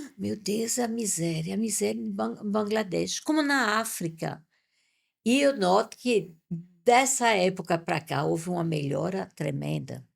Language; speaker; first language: Portuguese; non-native, fluent; French